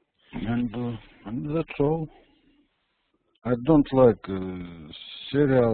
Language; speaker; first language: English; non-native, learner; Russian